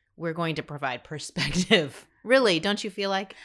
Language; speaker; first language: English; native; English